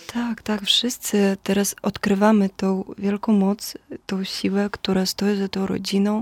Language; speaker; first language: Polish; non-native, fluent; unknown